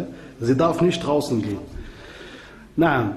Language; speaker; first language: German; non-native, fluent; Arabic